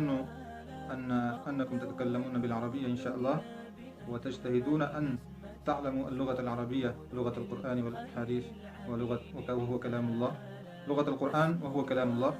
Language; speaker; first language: Arabic; non-native, fluent; Pashto